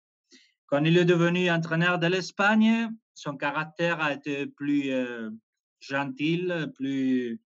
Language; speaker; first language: French; non-native, fluent; Spanish